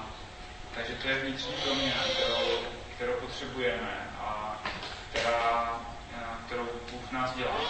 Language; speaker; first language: Czech; non-native, fluent; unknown